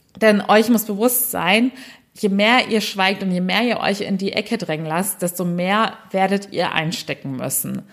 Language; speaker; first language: German; early bilingual, other home language; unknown